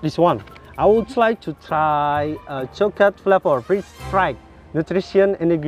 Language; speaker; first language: English; non-native, fluent; Indonesian